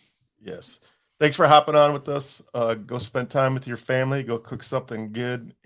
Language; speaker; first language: English; native; English